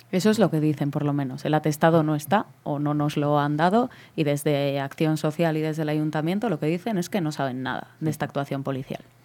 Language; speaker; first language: Spanish; native; Spanish